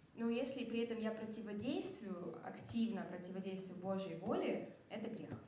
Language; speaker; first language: Russian; native; Russian